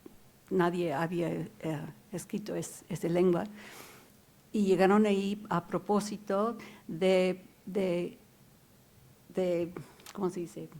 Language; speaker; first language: Spanish; non-native, local second language; English